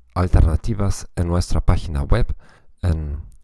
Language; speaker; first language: Spanish; non-native, fluent; German